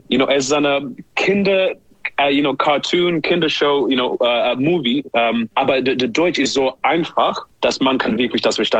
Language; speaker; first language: German; non-native, learner; English